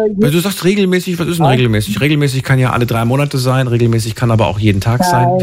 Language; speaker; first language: German; native; German